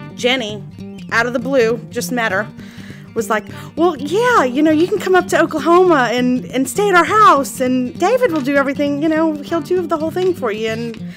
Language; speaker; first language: English; native; English